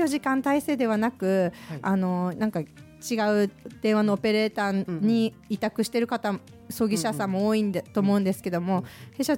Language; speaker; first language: Japanese; native; Japanese